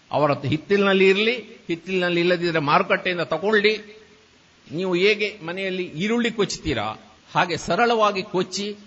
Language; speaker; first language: Kannada; native; Kannada